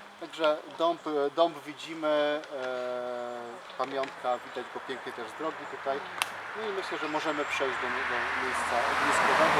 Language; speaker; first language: Polish; native; Polish